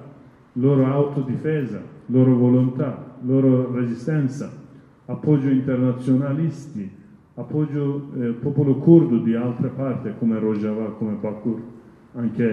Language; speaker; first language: Italian; non-native, learner; Kurdish